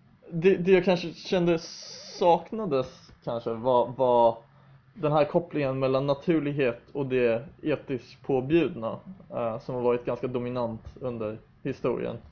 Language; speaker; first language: Swedish; native; Swedish